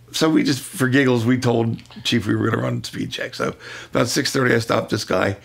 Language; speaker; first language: English; native; English